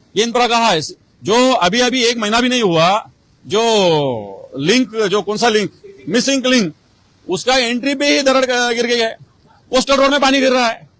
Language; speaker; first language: Hindi; non-native, local second language; Marathi